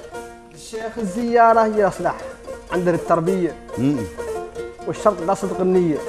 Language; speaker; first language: Arabic; native; Arabic